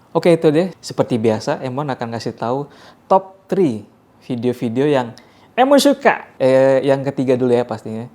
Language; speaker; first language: Indonesian; native; Indonesian